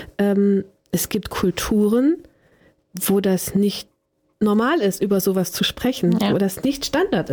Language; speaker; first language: German; native; German